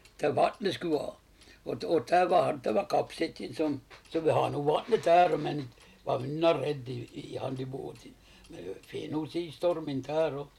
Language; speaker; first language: Swedish; native; Swedish